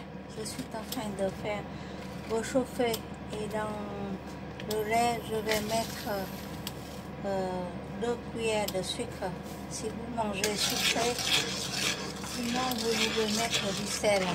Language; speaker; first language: French; non-native, fluent; Vietnamese